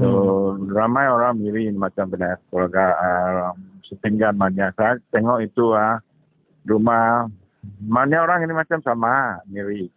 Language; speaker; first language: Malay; non-native, local second language; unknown